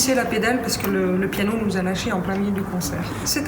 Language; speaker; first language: French; native; French